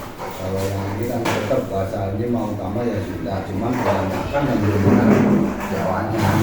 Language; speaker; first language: Indonesian; non-native, local second language; Javanese